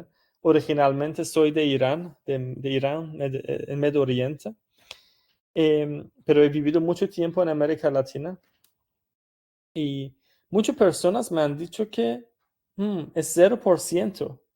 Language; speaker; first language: Spanish; non-native, fluent; Persian